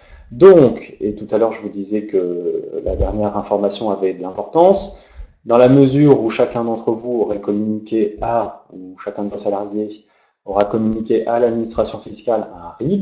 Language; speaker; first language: French; native; French